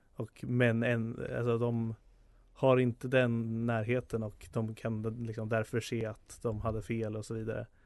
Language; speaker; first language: Swedish; native; Swedish